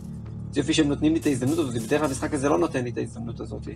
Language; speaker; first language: Hebrew; native; Hebrew